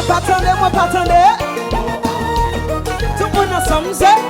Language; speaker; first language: French; non-native, local second language; Haitian Creole